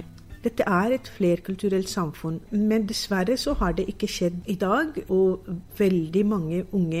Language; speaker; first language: Norwegian; non-native, fluent; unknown